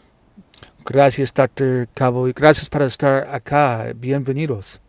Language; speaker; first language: Spanish; non-native, learner; English